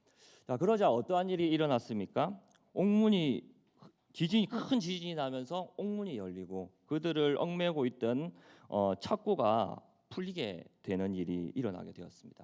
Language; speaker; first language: Korean; native; Korean